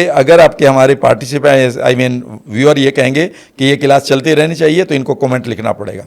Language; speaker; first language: Hindi; native; Hindi